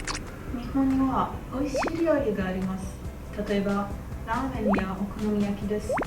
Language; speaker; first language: Japanese; non-native, learner; Italian